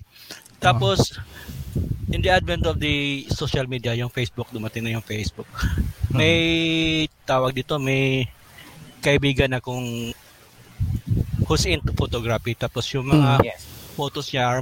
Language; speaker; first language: English; non-native, local second language; Cebuano